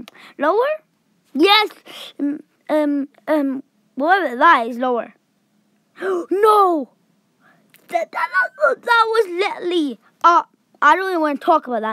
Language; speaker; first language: English; native; English